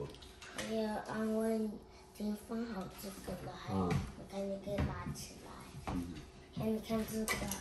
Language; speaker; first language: Chinese; early bilingual, heritage; Chinese